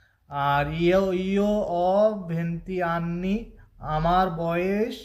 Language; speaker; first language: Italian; non-native, fluent; Bangla